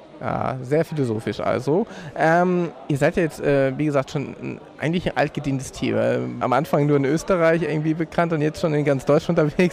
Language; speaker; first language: German; native; German